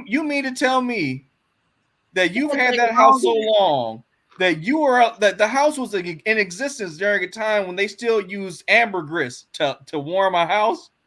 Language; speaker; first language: English; native; English